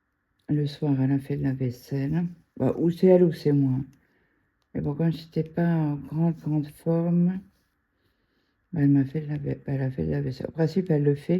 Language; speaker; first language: French; native; French